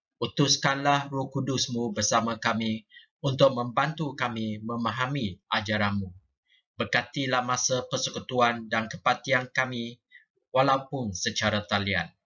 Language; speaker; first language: Malay; non-native, local second language; Chinese